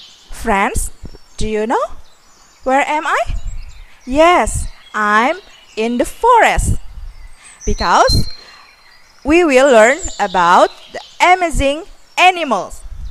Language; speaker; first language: English; non-native, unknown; Indonesian